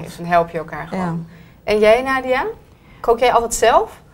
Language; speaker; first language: Dutch; native; Dutch